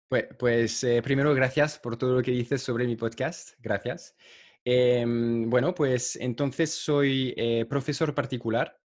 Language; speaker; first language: Spanish; non-native, fluent; French